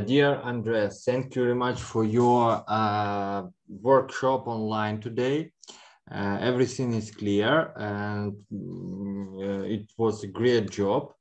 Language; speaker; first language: English; non-native, learner; Ukrainian